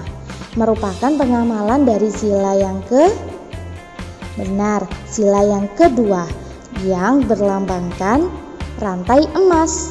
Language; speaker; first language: Indonesian; native; Indonesian